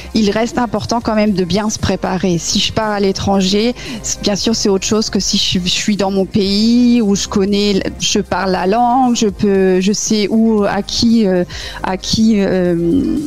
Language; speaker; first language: French; native; French